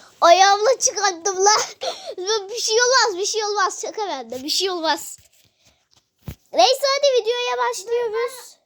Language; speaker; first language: Turkish; native; Turkish